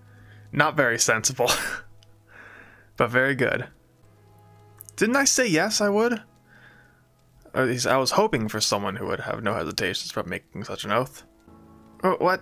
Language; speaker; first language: English; native; English